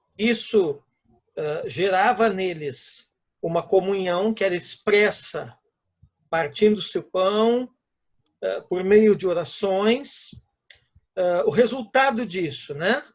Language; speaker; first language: Portuguese; native; Portuguese